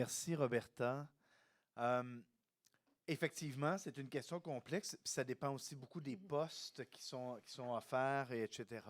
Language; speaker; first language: French; native; French